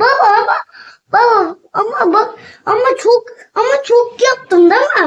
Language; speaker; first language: Turkish; native; Turkish